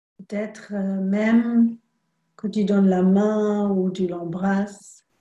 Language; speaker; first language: French; non-native, fluent; German